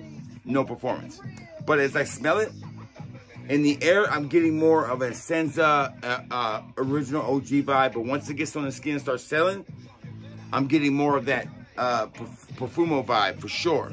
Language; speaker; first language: English; native; English